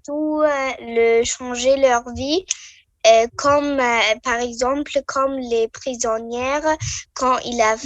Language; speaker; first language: French; non-native, learner; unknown